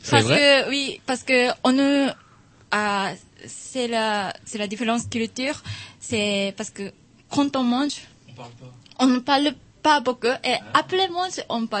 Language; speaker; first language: French; non-native, learner; Japanese